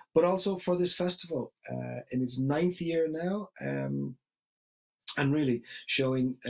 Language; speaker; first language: English; native; English